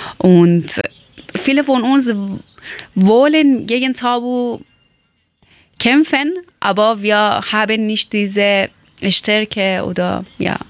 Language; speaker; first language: German; non-native, learner; Persian